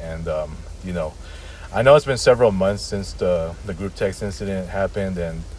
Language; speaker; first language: English; native; English